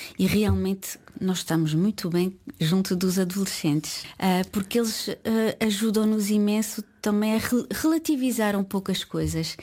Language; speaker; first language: Portuguese; early bilingual, heritage; Portuguese